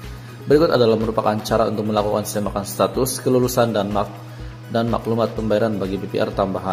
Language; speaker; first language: Malay; native; Malay